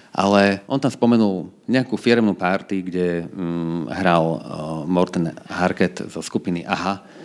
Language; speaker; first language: Slovak; native; Slovak